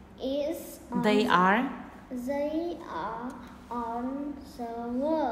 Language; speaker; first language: English; non-native, learner; Vietnamese